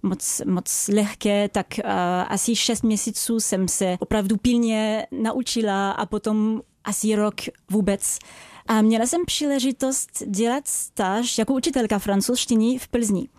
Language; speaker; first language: Czech; non-native, fluent; French